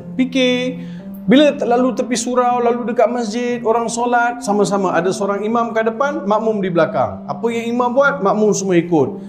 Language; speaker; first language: Malay; non-native, local second language; Tamil